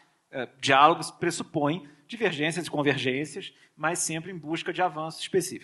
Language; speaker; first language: Portuguese; native; Portuguese